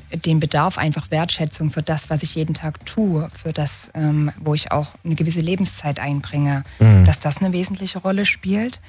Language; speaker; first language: German; native; German